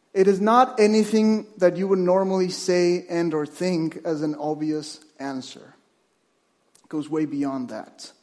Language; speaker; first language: English; non-native, fluent; Spanish